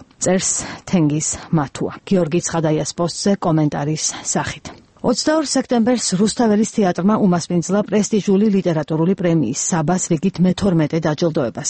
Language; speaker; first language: Georgian; native; Georgian